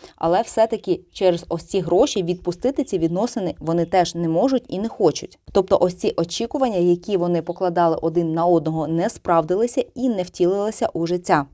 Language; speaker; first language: Ukrainian; non-native, local second language; Russian